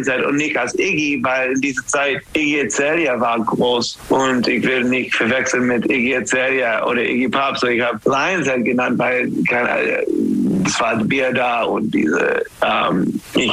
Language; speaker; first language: German; non-native, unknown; English